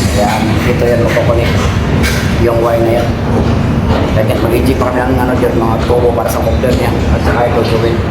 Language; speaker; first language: Filipino; non-native, local second language; Cebuano